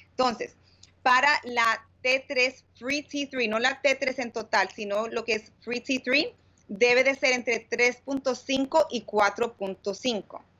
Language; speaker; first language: Spanish; early bilingual, heritage; Spanish